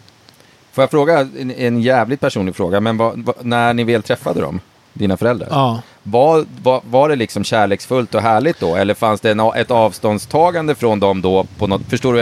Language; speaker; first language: Swedish; native; Swedish